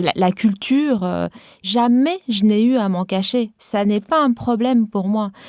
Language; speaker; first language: French; non-native, local second language; Arabic